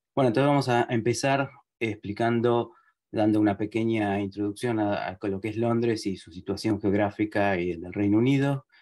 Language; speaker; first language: Spanish; native; Spanish